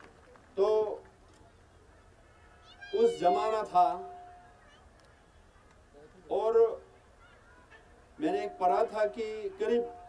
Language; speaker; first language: Hindi; non-native, learner; Tibetan